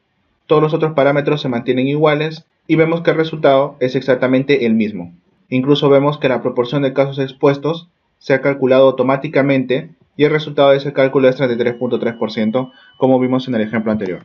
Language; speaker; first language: Spanish; native; Spanish